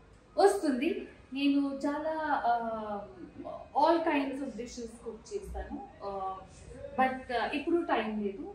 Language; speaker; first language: Telugu; non-native, learner; Kannada